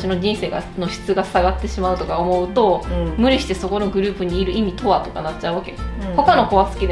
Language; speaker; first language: Japanese; native; Japanese